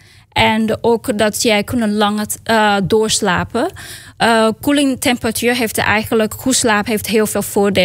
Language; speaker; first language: Dutch; non-native, fluent; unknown